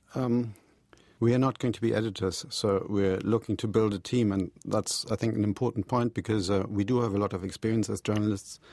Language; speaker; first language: English; non-native, fluent; German